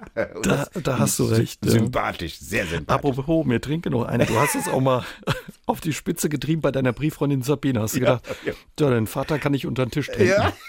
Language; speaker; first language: German; non-native, fluent; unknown